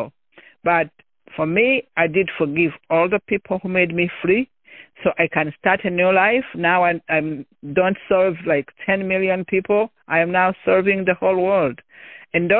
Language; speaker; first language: English; non-native, local second language; Kinyarwanda